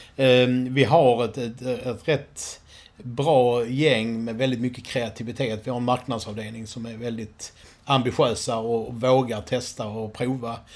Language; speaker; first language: Swedish; native; Swedish